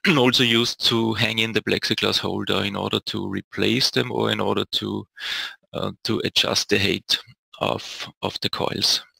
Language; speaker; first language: English; non-native, fluent; German